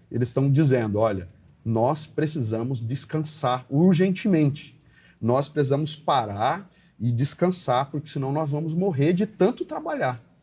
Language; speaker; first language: Portuguese; native; Portuguese